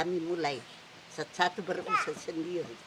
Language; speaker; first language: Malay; non-native, local second language; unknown